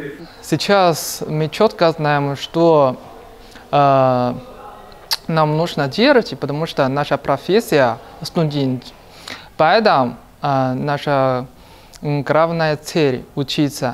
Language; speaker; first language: Russian; non-native, fluent; Chinese